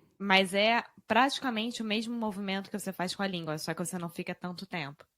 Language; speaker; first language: Portuguese; native; Portuguese